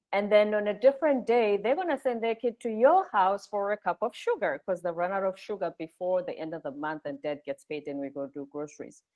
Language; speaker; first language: English; non-native, local second language; Zulu